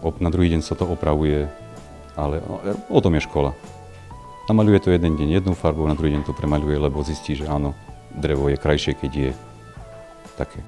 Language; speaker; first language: Slovak; native; Slovak